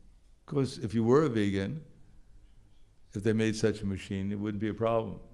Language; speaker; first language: English; native; English